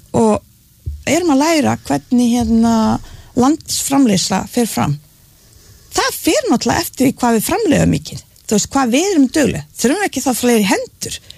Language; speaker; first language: Icelandic; non-native, fluent; Bosnian